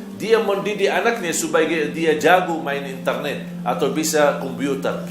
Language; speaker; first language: Malay; non-native, fluent; Arabic